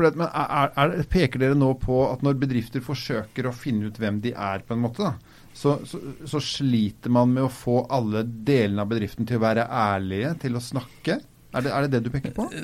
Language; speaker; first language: Norwegian; native; Norwegian